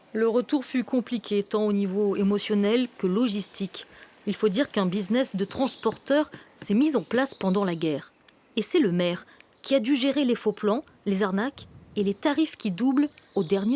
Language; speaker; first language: French; native; French